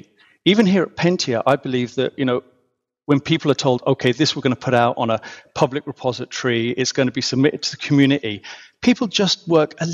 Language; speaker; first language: English; native; English